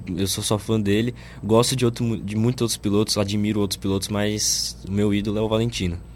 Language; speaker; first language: Portuguese; native; Portuguese